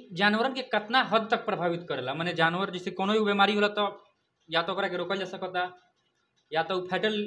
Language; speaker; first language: Hindi; native; Hindi